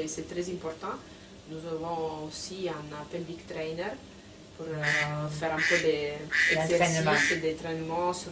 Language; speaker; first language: French; non-native, fluent; Italian